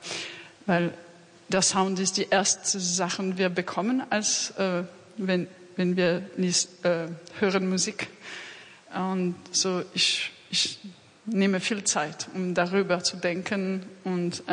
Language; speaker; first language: German; non-native, learner; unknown